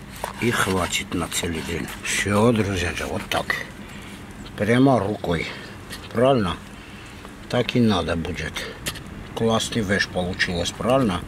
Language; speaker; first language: Russian; non-native, fluent; Armenian